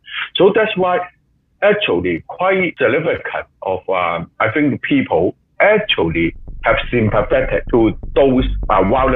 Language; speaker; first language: English; non-native, local second language; Cantonese